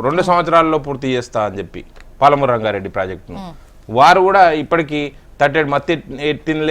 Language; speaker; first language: Telugu; native; Telugu